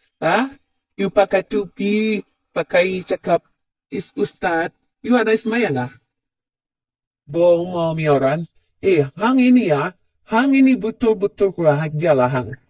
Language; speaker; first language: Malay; non-native, learner; Rohingya